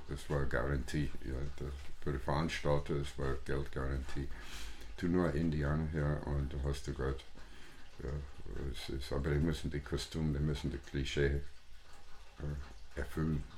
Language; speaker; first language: German; non-native, fluent; English